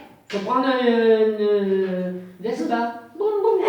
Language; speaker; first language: French; native; French